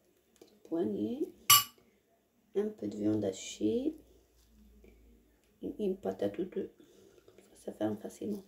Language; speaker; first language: French; non-native, learner; Arabic